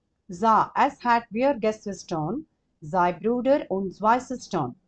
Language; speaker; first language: German; non-native, fluent; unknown